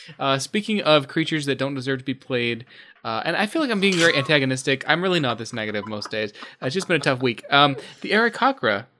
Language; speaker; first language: English; native; English